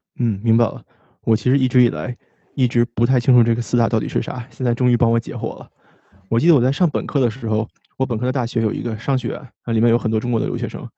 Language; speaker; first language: Chinese; native; Chinese